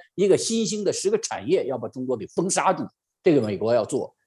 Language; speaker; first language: Chinese; native; Chinese